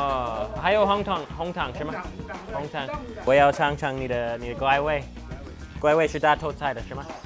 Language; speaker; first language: Chinese; non-native, learner; English